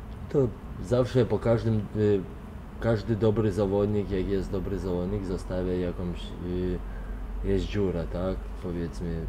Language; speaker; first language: Polish; non-native, fluent; Lithuanian